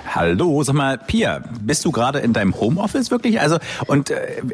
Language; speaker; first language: German; native; German